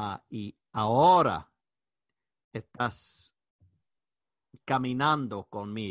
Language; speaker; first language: Spanish; non-native, learner; English